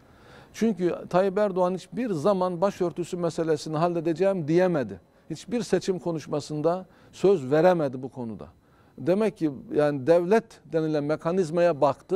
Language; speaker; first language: Turkish; native; Turkish